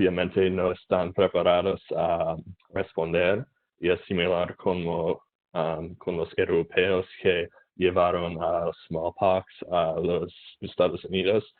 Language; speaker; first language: Spanish; non-native, learner; English